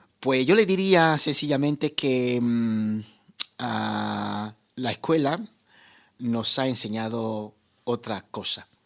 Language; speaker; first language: Spanish; non-native, fluent; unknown